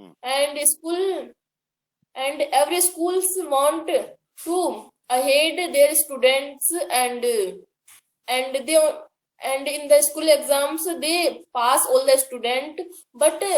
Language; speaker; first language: English; non-native, learner; Hindi